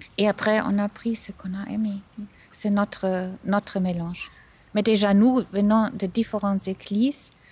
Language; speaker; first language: French; non-native, fluent; German